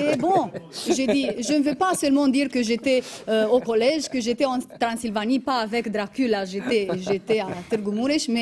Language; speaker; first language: French; non-native, fluent; Romanian